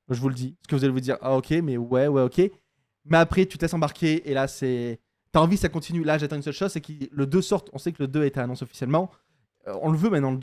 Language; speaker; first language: French; native; French